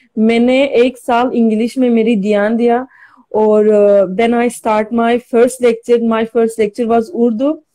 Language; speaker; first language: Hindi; non-native, learner; Turkish